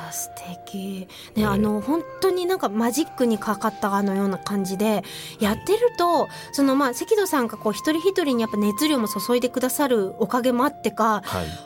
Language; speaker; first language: Japanese; native; Japanese